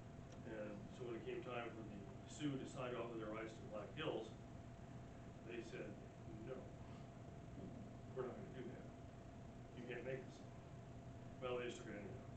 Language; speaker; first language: English; native; English